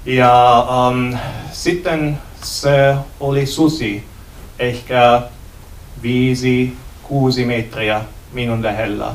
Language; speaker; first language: Finnish; non-native, learner; German